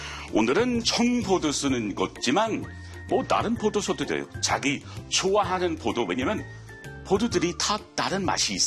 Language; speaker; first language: Korean; non-native, learner; English